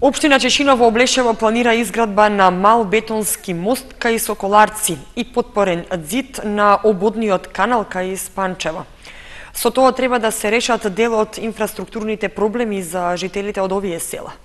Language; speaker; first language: Macedonian; native; Macedonian